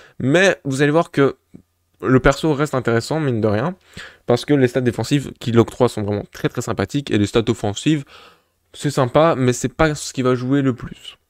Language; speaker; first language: French; native; French